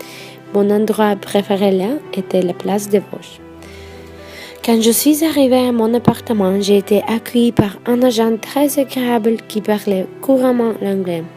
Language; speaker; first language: French; non-native, fluent; Russian